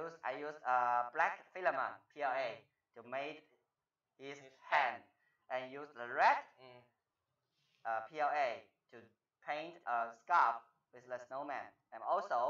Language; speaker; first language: English; non-native, fluent; Chinese